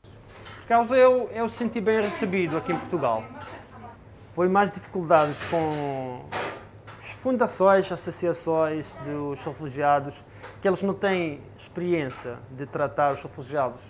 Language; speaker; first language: Portuguese; non-native, fluent; Arabic